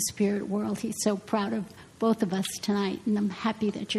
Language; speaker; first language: English; native; English